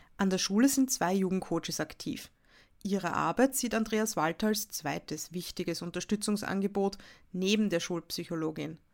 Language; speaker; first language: German; native; German